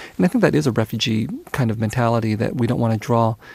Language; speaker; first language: English; early bilingual, other home language; Vietnamese